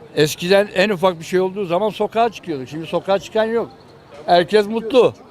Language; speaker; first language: Turkish; native; Turkish